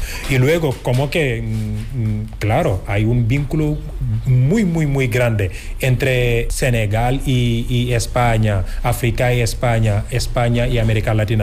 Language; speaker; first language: Spanish; non-native, fluent; Wolof